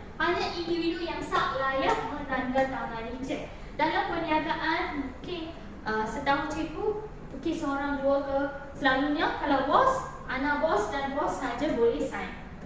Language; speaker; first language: Malay; non-native, local second language; Tamil